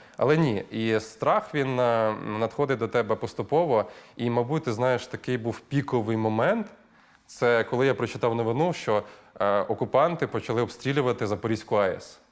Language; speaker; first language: Ukrainian; native; Ukrainian